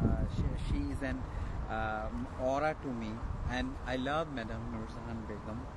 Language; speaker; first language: English; non-native, learner; Bangla